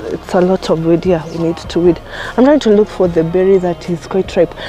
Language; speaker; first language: English; non-native, local second language; Kikuyu